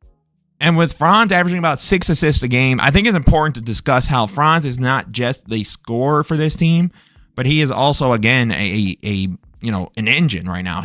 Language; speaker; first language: English; native; English